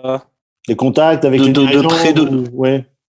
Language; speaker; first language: French; native; French